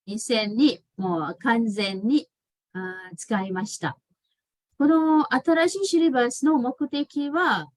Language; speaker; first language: Japanese; non-native, fluent; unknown